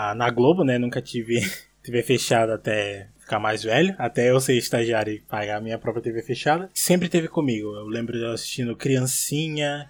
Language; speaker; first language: Portuguese; native; Portuguese